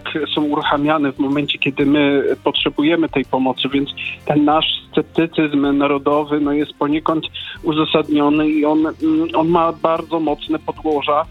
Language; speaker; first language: Polish; native; Polish